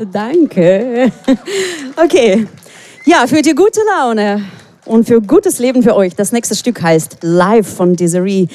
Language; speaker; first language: German; non-native, fluent; Russian